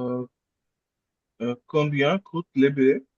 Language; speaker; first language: French; non-native, learner; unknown